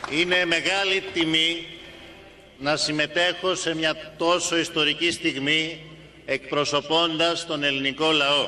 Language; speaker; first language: Greek; native; Greek